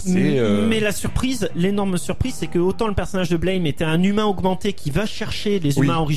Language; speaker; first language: French; native; French